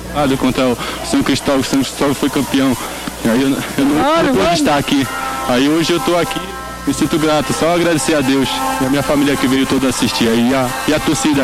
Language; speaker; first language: Portuguese; native; Portuguese